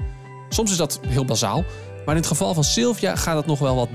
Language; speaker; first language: Dutch; native; Dutch